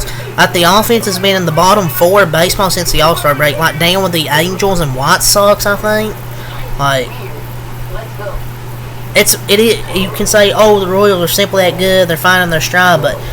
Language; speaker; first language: English; native; English